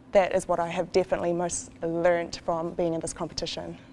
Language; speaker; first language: English; native; English